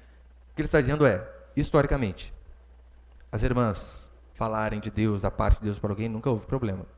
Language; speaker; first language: Portuguese; native; Portuguese